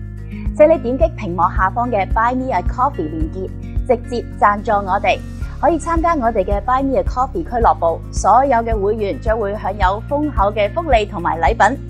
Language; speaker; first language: Chinese; native; Chinese